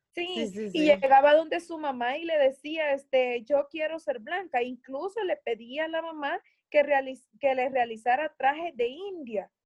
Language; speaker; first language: Spanish; native; Spanish